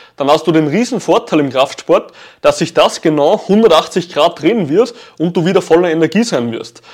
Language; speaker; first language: German; native; German